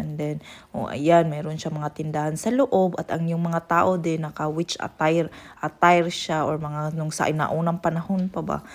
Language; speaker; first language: Filipino; non-native, local second language; Cebuano